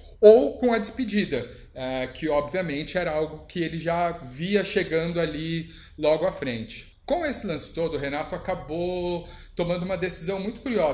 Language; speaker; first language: Portuguese; native; Portuguese